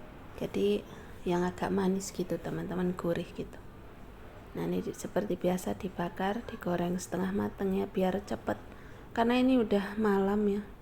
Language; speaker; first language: Indonesian; native; Indonesian